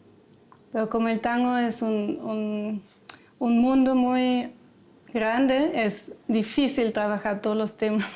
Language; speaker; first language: Spanish; non-native, fluent; German